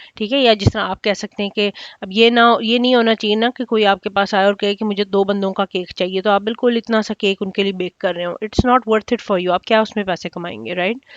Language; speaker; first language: Urdu; native; Urdu